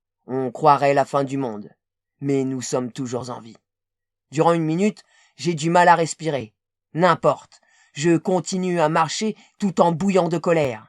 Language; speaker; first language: French; native; French